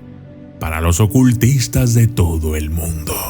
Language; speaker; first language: Spanish; native; Spanish